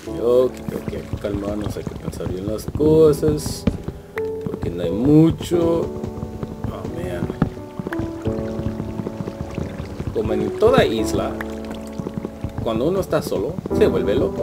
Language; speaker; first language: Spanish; early bilingual, heritage; Spanish